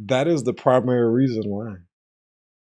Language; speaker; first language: English; native; English